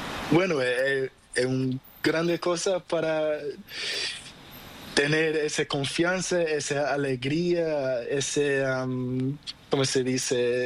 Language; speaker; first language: Spanish; non-native, learner; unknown